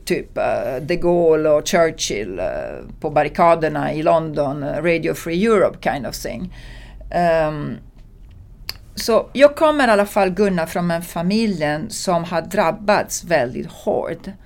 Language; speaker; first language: Swedish; non-native, fluent; Italian